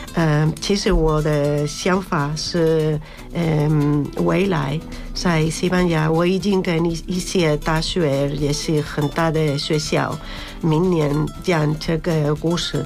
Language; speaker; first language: Chinese; non-native, learner; Spanish